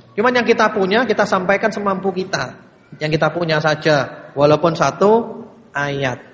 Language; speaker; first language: Indonesian; native; Indonesian